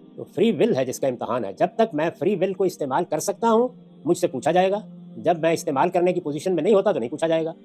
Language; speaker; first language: Urdu; non-native, local second language; Punjabi